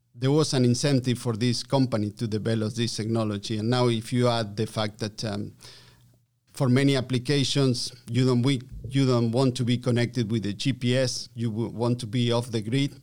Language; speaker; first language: English; non-native, fluent; Spanish